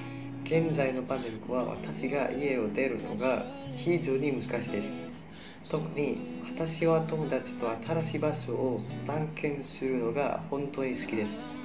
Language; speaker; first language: Japanese; non-native, learner; Indonesian